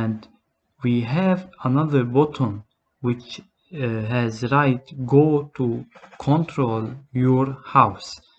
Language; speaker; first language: English; non-native, learner; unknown